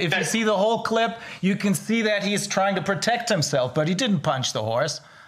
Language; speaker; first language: English; non-native, fluent; German